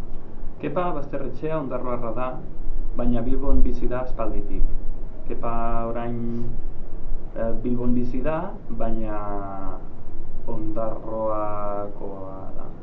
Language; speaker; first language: Basque; non-native, learner; Catalan